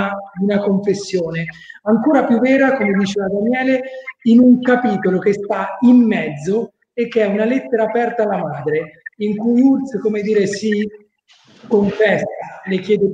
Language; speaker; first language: Italian; native; Italian